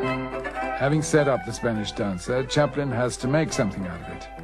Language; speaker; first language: English; native; English